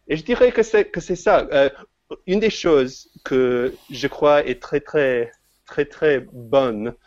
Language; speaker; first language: French; non-native, fluent; English